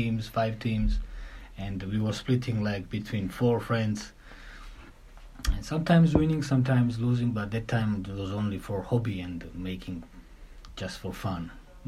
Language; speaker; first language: English; non-native, learner; Georgian